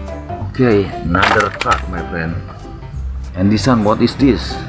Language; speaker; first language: English; non-native, learner; Indonesian